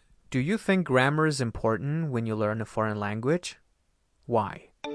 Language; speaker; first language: English; non-native, fluent; Persian